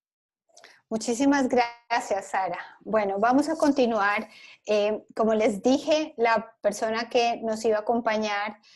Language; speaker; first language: Spanish; native; Spanish